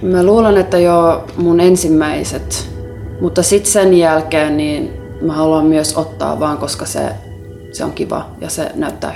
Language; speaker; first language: Finnish; non-native, local second language; Swedish